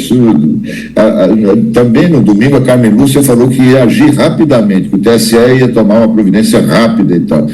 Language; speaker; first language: Portuguese; native; Portuguese